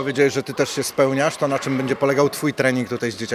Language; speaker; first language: Polish; native; Polish